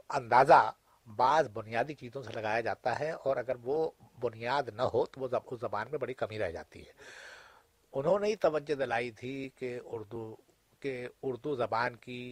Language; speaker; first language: Urdu; native; Urdu